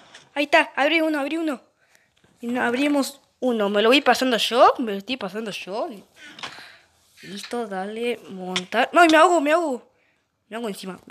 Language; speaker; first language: Spanish; native; Spanish